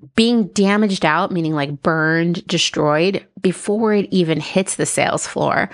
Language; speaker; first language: English; native; English